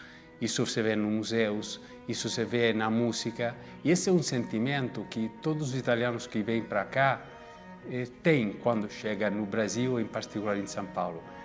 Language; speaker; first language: Portuguese; non-native, fluent; Italian